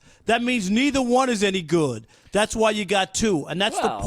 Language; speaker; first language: English; native; English